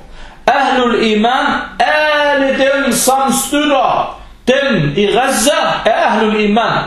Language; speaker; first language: Danish; non-native, fluent; Arabic